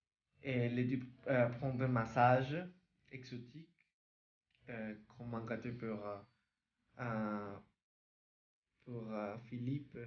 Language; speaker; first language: French; non-native, learner; Spanish